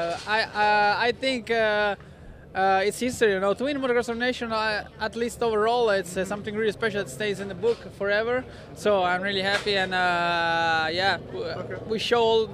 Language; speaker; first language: English; non-native, fluent; Italian